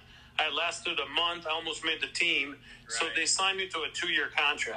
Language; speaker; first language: English; non-native, fluent; French